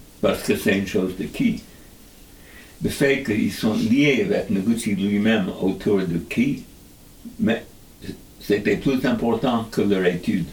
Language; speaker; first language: French; non-native, fluent; English